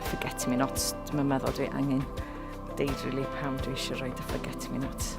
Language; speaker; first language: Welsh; non-native, local second language; English